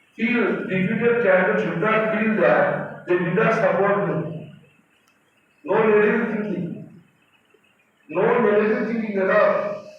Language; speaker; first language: English; non-native, local second language; Telugu